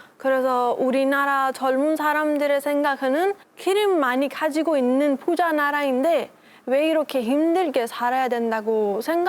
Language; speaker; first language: Korean; non-native, fluent; Persian